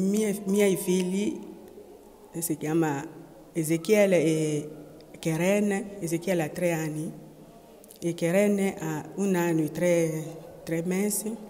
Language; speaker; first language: Italian; non-native, learner; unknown